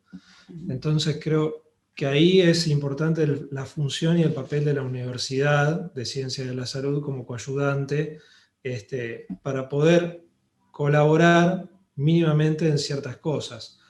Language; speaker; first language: Spanish; native; Spanish